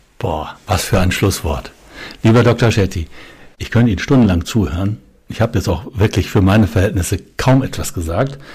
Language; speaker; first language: German; native; German